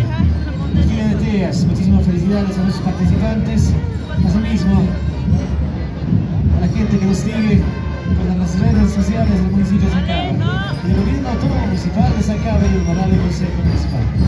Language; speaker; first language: Spanish; native; Spanish